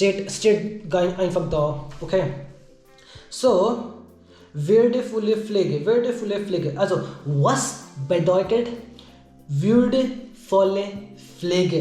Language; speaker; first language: German; non-native, learner; Hindi